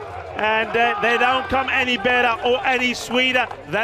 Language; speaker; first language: English; native; English